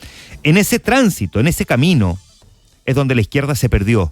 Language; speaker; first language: Spanish; native; Spanish